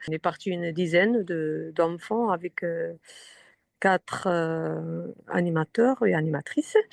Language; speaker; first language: French; non-native, fluent; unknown